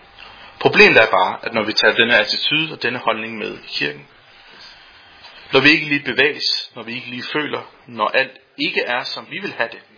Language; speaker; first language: Danish; native; Danish